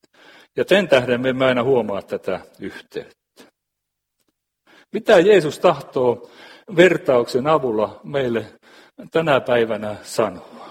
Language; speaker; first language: Finnish; native; Finnish